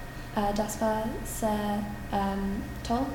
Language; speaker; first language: German; non-native, learner; English